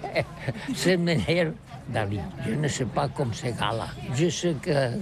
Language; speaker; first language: French; non-native, learner; Catalan